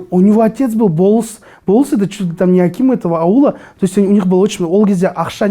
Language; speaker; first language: Russian; non-native, local second language; Kazakh